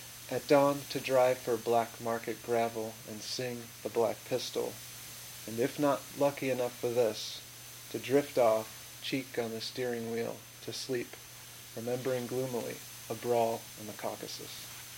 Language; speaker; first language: English; native; English